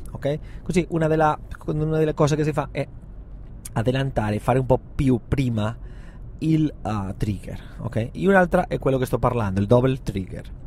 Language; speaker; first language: Italian; non-native, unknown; Spanish